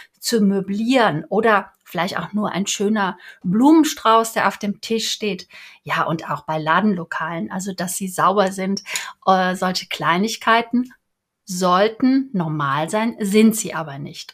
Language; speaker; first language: German; native; German